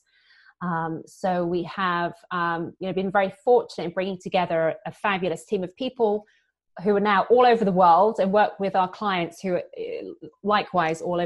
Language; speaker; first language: English; native; English